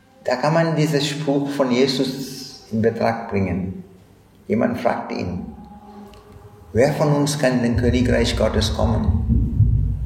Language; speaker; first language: German; non-native, fluent; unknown